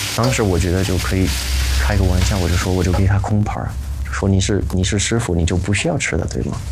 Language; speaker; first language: Chinese; non-native, fluent; English